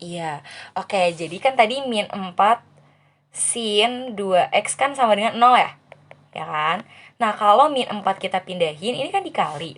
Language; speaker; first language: Indonesian; native; Indonesian